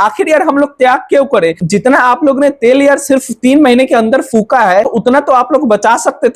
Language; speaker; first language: Hindi; native; Hindi